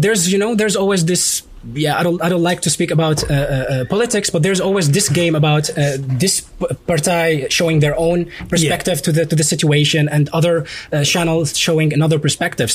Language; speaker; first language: English; non-native, fluent; Arabic